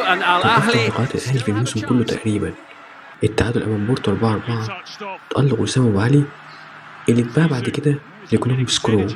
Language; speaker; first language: Arabic; native; Arabic